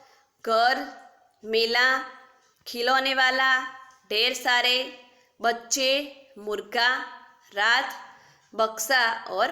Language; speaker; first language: Hindi; non-native, local second language; Gujarati